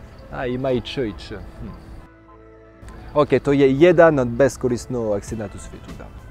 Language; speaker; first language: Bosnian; non-native, learner; French